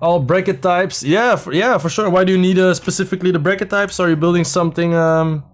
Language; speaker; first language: English; non-native, fluent; Dutch